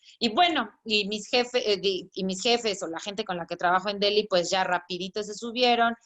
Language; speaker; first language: Spanish; native; Spanish